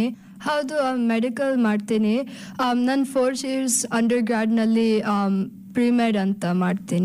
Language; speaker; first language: Kannada; early bilingual, heritage; Kannada